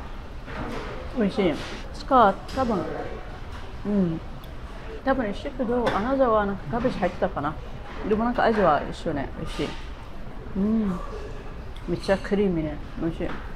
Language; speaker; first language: Japanese; non-native, learner; Arabic